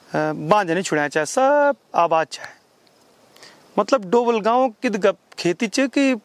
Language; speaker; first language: Hindi; non-native, local second language; Garhwali